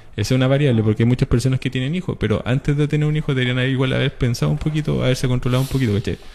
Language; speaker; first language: Spanish; native; Spanish